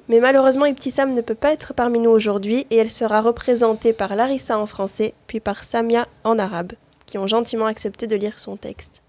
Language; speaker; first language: French; native; French